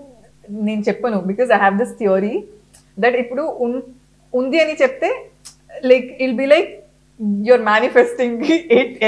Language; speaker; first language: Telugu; non-native, fluent; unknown